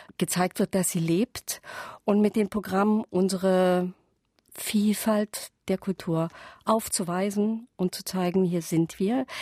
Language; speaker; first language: German; non-native, local second language; Upper Sorbian